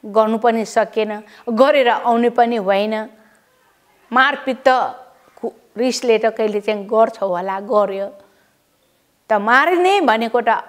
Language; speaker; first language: Nepali; non-native, local second language; Newari